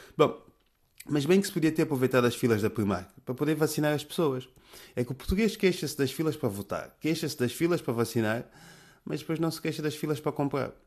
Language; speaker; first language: Portuguese; native; Portuguese